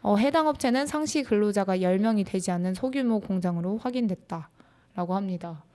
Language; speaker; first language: Korean; native; Korean